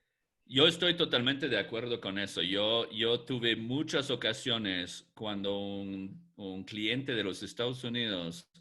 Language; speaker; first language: Spanish; non-native, fluent; English